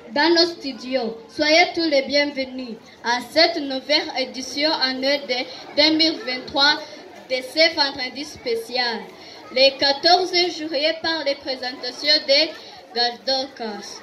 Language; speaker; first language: French; non-native, learner; Kinyarwanda